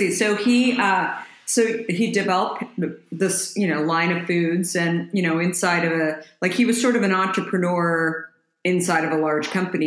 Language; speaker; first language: English; native; English